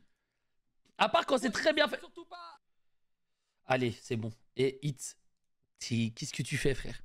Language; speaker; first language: French; native; French